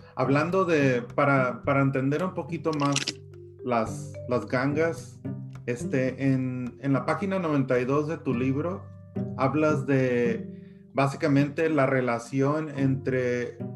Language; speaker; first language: Spanish; early bilingual, heritage; Spanish